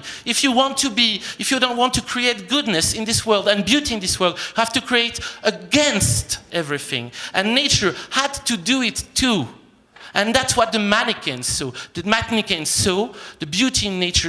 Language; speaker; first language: English; non-native, fluent; French